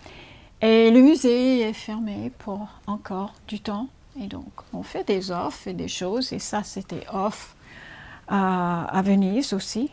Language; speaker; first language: French; non-native, fluent; English